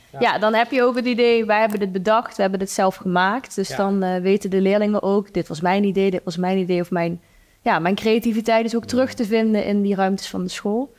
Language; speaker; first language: Dutch; native; Dutch